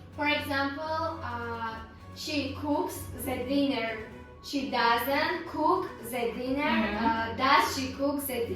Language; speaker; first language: English; non-native, learner; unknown